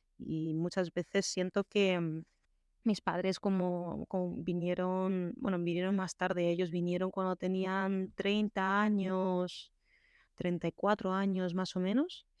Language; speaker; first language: Spanish; early bilingual, other home language; Chinese